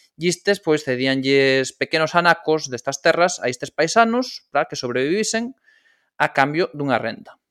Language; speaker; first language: Galician; non-native, local second language; Spanish